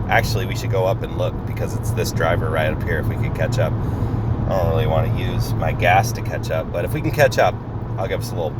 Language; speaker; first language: English; native; English